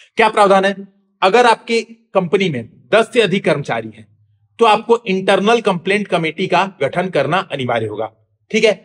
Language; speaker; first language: Hindi; native; Hindi